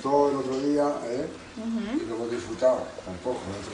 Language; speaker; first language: Spanish; native; Spanish